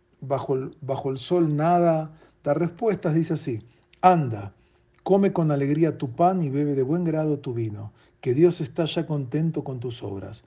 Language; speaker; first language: Spanish; native; Spanish